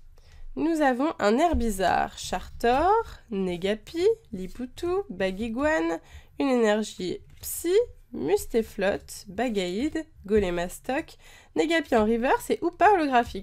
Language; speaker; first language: French; native; French